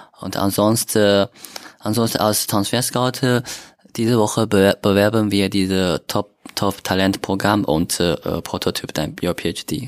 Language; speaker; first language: German; non-native, learner; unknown